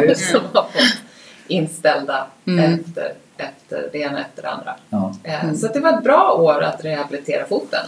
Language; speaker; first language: Swedish; native; Swedish